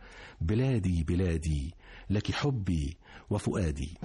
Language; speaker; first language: Arabic; native; Arabic